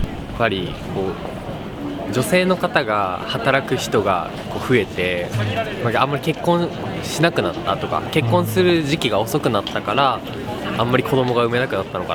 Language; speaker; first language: Japanese; native; Japanese